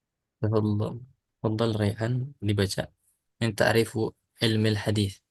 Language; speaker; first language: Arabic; non-native, fluent; Indonesian